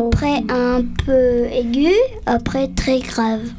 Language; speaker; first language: French; early bilingual, heritage; French